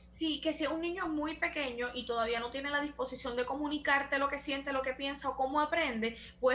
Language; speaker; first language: Spanish; native; Spanish